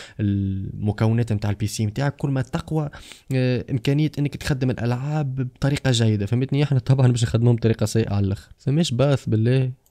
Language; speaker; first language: Arabic; native; Arabic